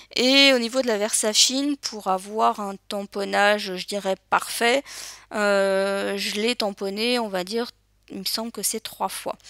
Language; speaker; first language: French; native; French